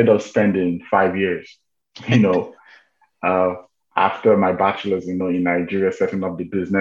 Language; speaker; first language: English; non-native, local second language; Yoruba